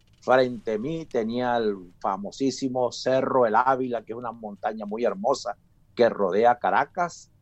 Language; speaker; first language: Spanish; native; Spanish